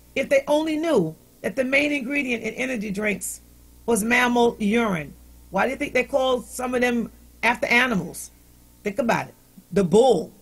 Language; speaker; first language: English; native; English